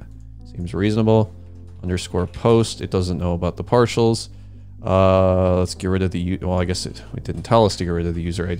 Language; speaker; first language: English; native; English